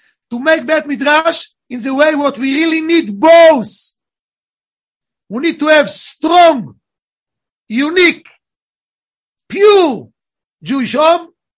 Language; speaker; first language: English; non-native, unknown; Hebrew